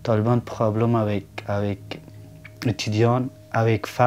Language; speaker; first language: French; non-native, learner; Persian